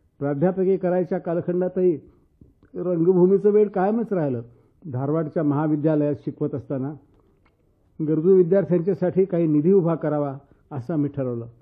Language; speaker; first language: Marathi; native; Marathi